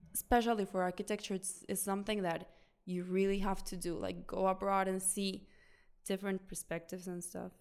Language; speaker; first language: English; non-native, fluent; Spanish